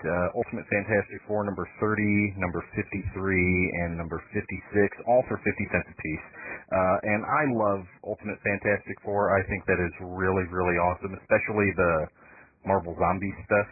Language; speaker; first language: English; native; English